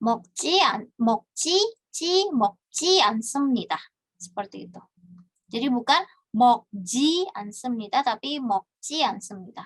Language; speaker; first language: Korean; non-native, fluent; Indonesian